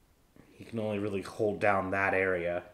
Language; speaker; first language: English; native; English